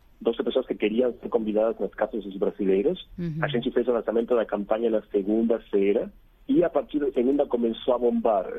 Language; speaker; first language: Portuguese; non-native, fluent; Spanish